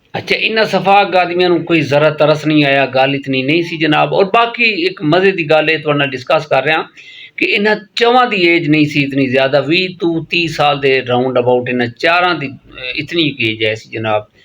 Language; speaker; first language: Urdu; non-native, local second language; Punjabi